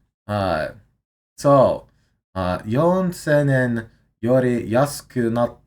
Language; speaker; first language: Japanese; non-native, learner; English